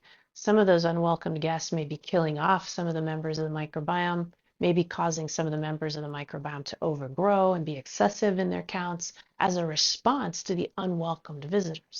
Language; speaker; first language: English; native; English